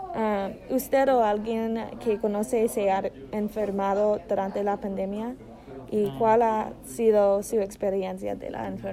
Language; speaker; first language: Spanish; non-native, learner; English